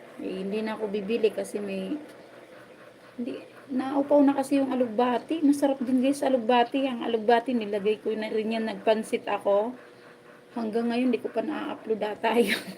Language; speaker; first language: Filipino; non-native, local second language; Waray